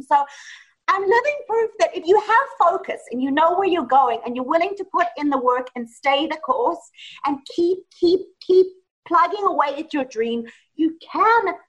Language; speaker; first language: English; native; English